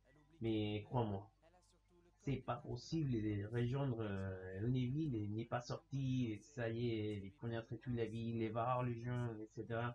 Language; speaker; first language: French; non-native, learner; Spanish